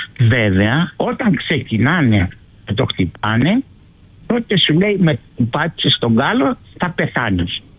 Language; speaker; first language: Greek; early bilingual, heritage; Greek